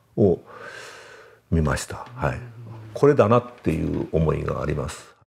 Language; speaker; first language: Japanese; native; Japanese